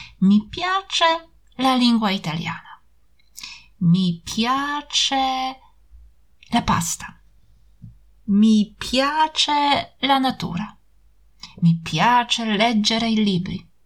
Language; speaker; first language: Italian; non-native, fluent; Polish